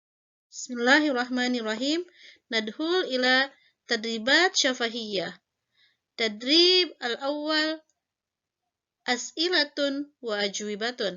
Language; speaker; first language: Arabic; non-native, fluent; Indonesian